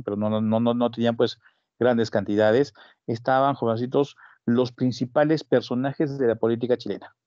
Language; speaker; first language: Spanish; native; Spanish